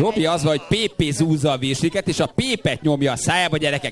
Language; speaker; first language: Hungarian; native; Hungarian